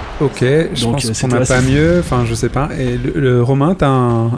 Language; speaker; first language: French; native; French